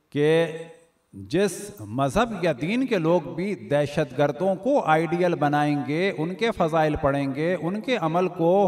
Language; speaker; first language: Urdu; native; Urdu